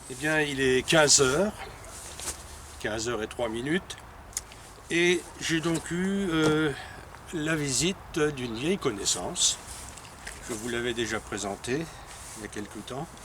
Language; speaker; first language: French; native; French